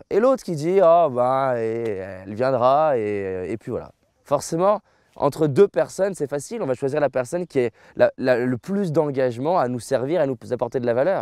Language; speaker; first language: French; native; French